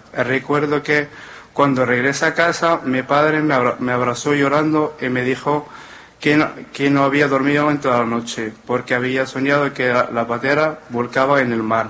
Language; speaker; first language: Spanish; non-native, fluent; Arabic